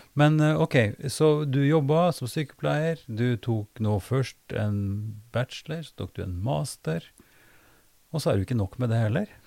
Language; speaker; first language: Norwegian; native; Norwegian